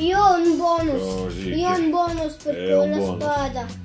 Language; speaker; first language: Italian; early bilingual, other home language; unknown